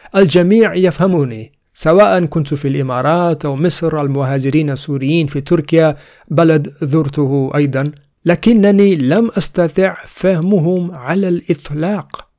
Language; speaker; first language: Arabic; non-native, fluent; Urdu